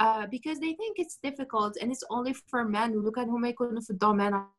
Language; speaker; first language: English; non-native, fluent; Arabic